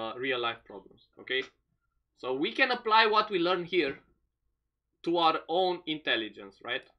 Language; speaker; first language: English; non-native, fluent; Romanian